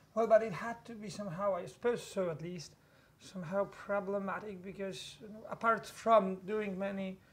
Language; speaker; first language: English; non-native, fluent; Polish